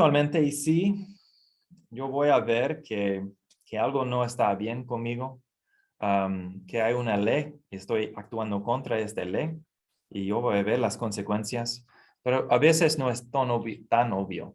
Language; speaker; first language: Spanish; non-native, fluent; English